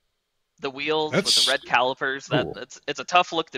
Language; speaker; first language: English; native; English